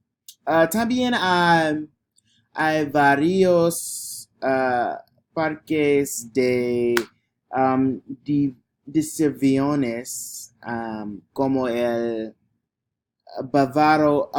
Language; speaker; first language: Spanish; non-native, learner; English